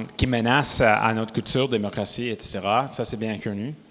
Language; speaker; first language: French; non-native, local second language; English